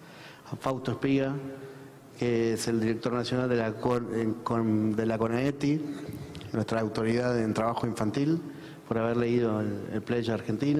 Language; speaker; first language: Spanish; native; Spanish